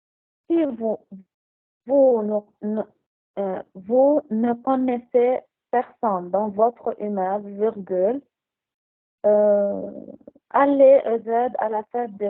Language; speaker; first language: French; non-native, learner; Arabic